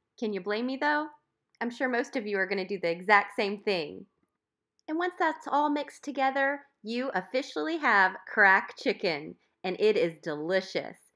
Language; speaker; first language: English; native; English